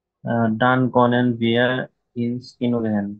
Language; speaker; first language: German; non-native, learner; Bangla